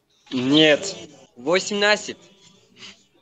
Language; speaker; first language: Russian; non-native, learner; Turkish